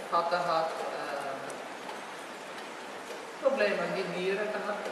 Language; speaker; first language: German; early bilingual, heritage; German